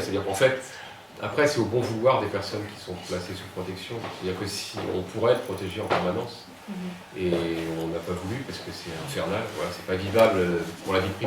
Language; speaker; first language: French; native; French